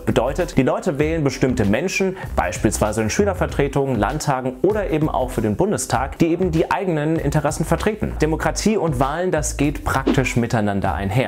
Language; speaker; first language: German; native; German